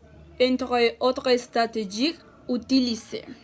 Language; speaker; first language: French; non-native, learner; Spanish